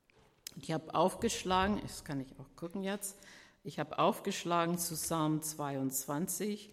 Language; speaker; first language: German; non-native, fluent; English